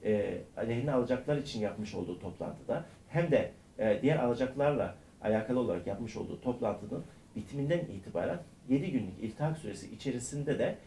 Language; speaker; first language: Turkish; native; Turkish